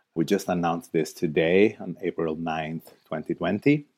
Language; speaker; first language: English; non-native, fluent; Italian